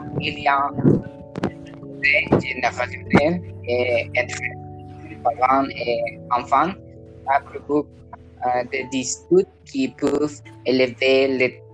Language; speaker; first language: French; non-native, learner; Spanish